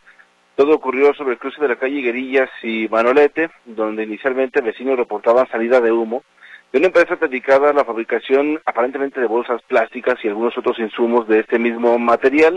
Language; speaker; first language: Spanish; native; Spanish